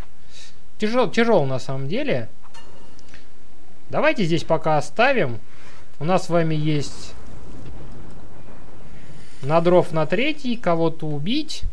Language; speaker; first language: Russian; native; Russian